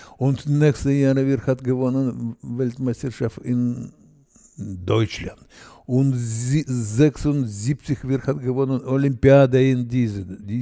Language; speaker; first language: German; non-native, learner; Russian